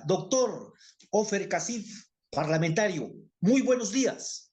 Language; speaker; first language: Spanish; native; Spanish